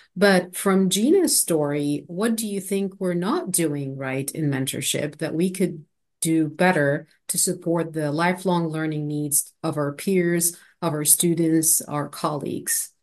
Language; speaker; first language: English; non-native, fluent; Arabic